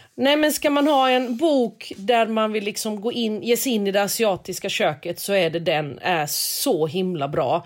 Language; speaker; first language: Swedish; early bilingual, other home language; Korean